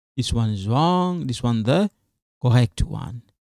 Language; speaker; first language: English; non-native, fluent; Lingala